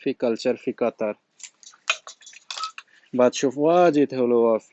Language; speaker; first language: Arabic; non-native, learner; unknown